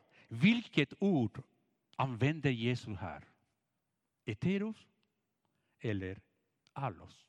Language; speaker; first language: Swedish; non-native, fluent; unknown